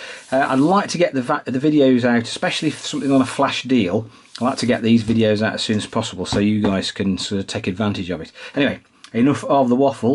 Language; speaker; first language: English; native; English